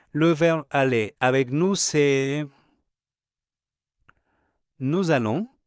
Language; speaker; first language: French; non-native, fluent; Spanish